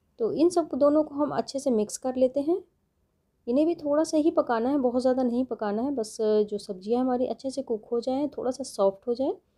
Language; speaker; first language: Hindi; native; Hindi